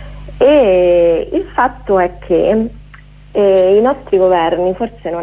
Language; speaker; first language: Italian; native; Italian